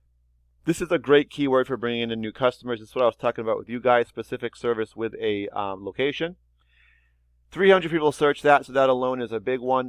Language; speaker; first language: English; native; English